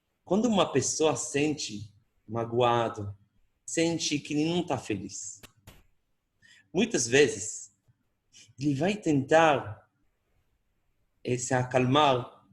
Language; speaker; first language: Portuguese; non-native, fluent; Hebrew